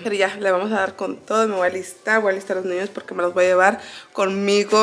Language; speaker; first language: Spanish; early bilingual, heritage; Spanish